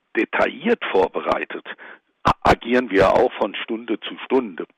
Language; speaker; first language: German; non-native, fluent; Italian